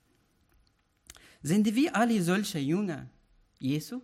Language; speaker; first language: German; non-native, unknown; Arabic